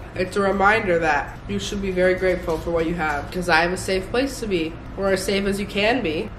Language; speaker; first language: English; native; English